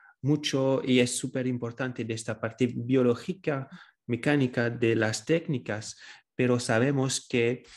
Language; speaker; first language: Spanish; non-native, fluent; French